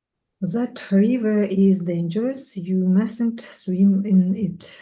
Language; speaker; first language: English; non-native, learner; Russian